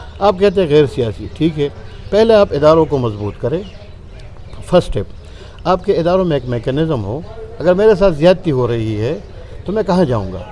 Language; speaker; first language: Urdu; non-native, local second language; Pashto